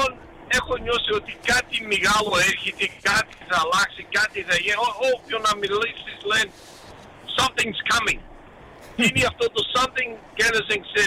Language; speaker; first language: Greek; early bilingual, heritage; Greek